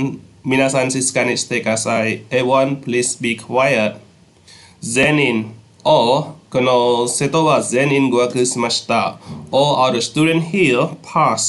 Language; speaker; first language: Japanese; non-native, fluent; Khmer